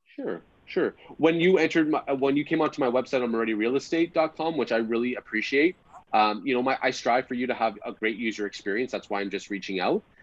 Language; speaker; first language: English; native; English